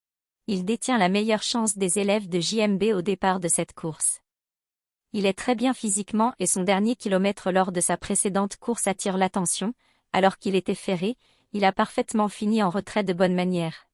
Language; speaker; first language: French; native; French